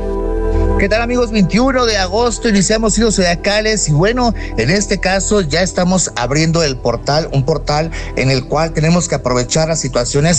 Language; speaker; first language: Spanish; native; Spanish